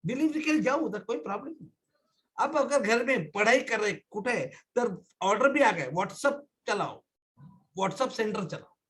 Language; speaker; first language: Hindi; non-native, local second language; Marathi